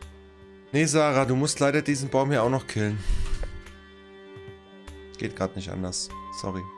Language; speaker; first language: German; native; German